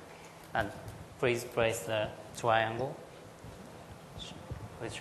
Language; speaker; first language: English; non-native, learner; Japanese